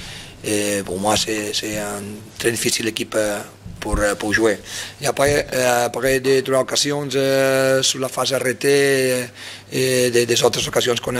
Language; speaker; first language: French; non-native, fluent; Spanish